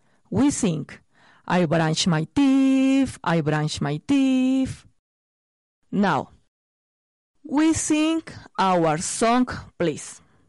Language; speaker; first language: English; non-native, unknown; Spanish